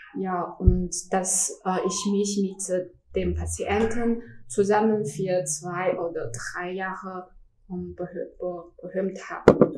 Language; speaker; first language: German; non-native, learner; Chinese